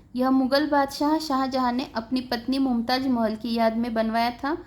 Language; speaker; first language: Hindi; non-native, local second language; Marathi